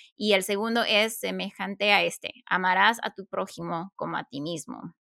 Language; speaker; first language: Spanish; early bilingual, heritage; Spanish